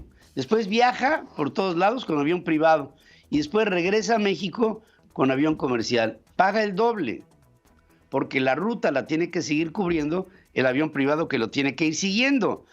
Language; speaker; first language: Spanish; native; Spanish